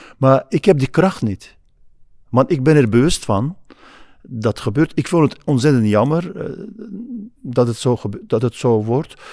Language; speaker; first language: Dutch; non-native, fluent; Kurdish